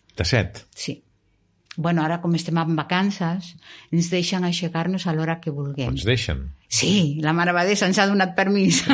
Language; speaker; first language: Catalan; non-native, local second language; Spanish